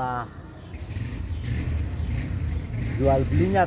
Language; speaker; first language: Indonesian; non-native, local second language; Javanese